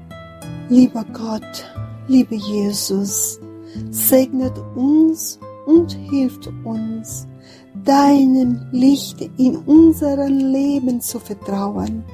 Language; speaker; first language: German; non-native, fluent; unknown